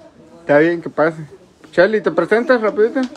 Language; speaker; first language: Spanish; native; Spanish